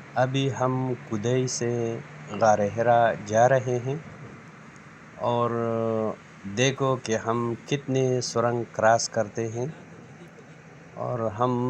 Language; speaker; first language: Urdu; non-native, local second language; Pashto